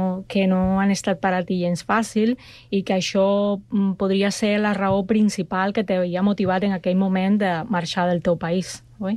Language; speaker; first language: Catalan; non-native, fluent; Spanish